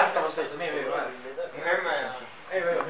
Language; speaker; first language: Arabic; native; Arabic